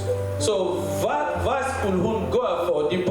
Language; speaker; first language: Danish; non-native, fluent; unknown